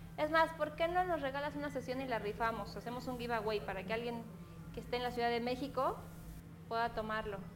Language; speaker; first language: Spanish; native; Spanish